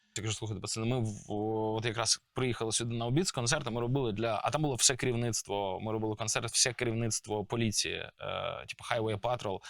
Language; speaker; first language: Ukrainian; native; Ukrainian